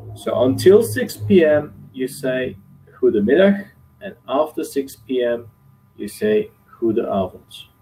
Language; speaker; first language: English; non-native, fluent; Dutch